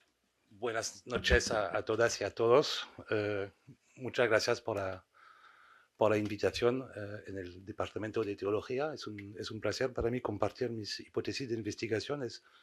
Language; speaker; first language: Spanish; non-native, fluent; French